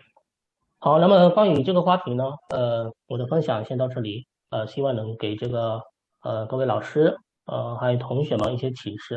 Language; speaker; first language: Chinese; native; Chinese